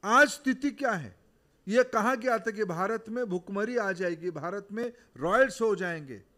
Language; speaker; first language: Hindi; non-native, local second language; Odia